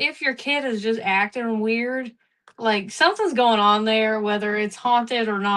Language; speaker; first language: English; native; English